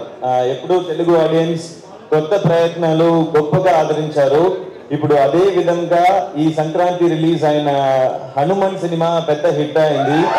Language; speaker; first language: Telugu; non-native, learner; Tamil